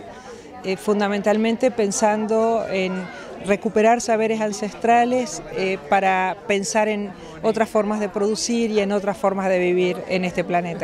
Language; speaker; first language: Spanish; native; Spanish